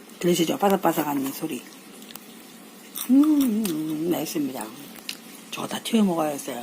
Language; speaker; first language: Korean; native; Korean